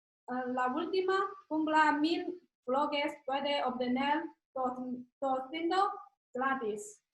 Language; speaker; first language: Spanish; non-native, learner; Chinese